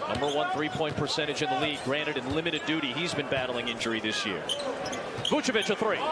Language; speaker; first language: English; native; English